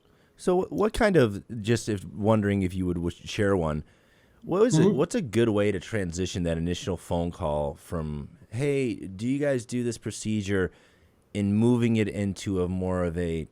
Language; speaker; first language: English; native; English